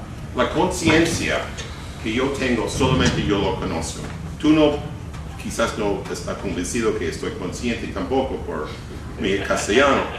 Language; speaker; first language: Spanish; non-native, fluent; English